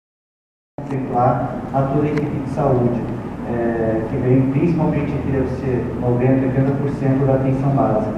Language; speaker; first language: Portuguese; native; Portuguese